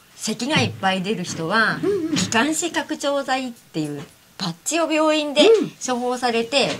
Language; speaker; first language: Japanese; native; Japanese